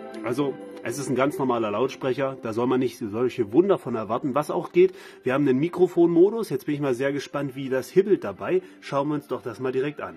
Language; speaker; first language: German; native; German